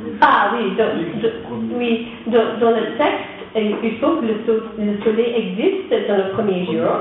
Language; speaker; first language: French; non-native, learner; English